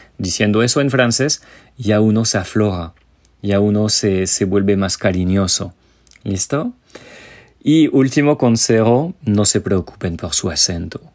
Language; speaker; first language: Spanish; non-native, fluent; French